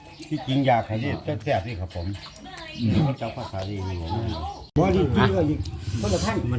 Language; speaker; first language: Thai; non-native, local second language; Northeastern Thai